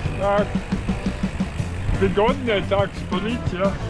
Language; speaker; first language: Polish; non-native, learner; English